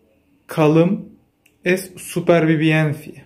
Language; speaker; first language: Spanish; non-native, fluent; Turkish